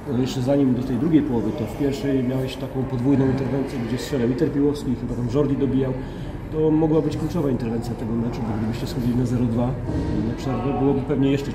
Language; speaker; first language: Polish; native; Polish